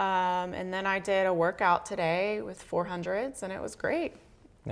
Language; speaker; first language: English; native; English